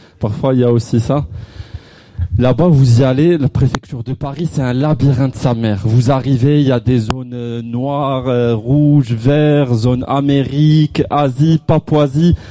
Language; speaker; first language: French; non-native, local second language; Arabic